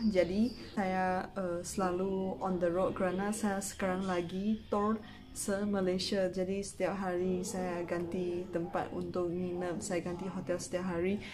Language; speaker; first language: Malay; non-native, local second language; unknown